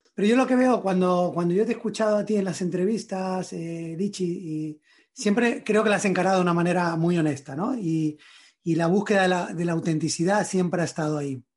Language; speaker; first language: Spanish; native; Spanish